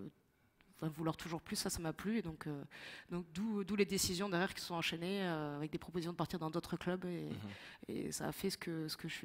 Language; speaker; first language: French; native; French